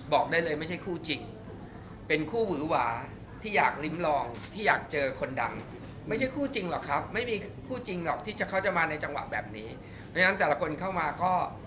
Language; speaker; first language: Thai; native; Thai